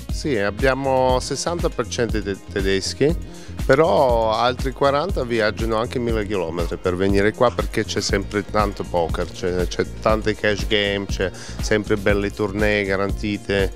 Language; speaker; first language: Italian; non-native, fluent; Russian